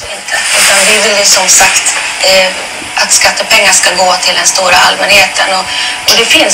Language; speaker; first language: Swedish; native; Swedish